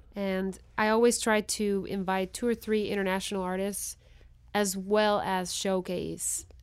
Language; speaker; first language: English; non-native, fluent; Spanish